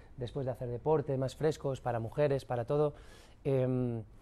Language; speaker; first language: Spanish; native; Spanish